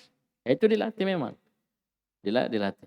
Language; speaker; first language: Indonesian; native; Indonesian